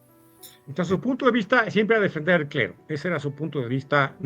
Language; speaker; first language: Spanish; native; Spanish